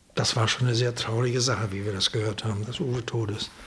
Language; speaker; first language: German; native; German